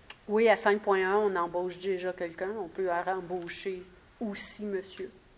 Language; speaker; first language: French; native; French